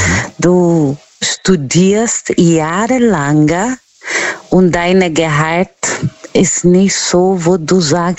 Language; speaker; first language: German; non-native, fluent; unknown